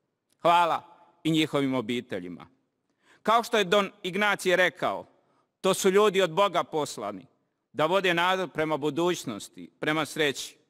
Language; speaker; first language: Bosnian; native; Bosnian